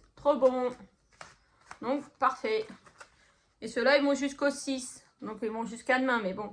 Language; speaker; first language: French; native; French